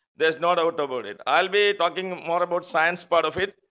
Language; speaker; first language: English; non-native, local second language; Malayalam